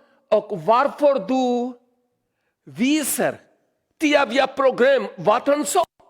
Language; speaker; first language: Swedish; non-native, learner; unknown